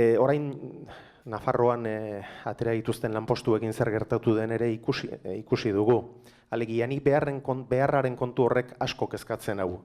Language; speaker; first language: Basque; native; Basque